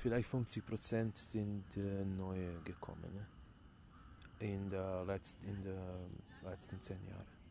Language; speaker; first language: German; non-native, fluent; Serbian